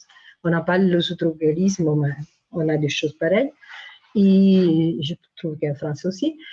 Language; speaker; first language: French; non-native, fluent; Italian